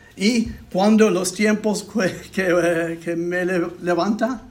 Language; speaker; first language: Spanish; non-native, learner; English